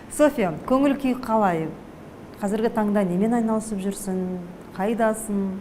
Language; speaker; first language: Kazakh; native; Kazakh